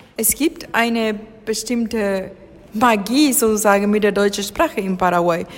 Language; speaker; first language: German; non-native, fluent; Spanish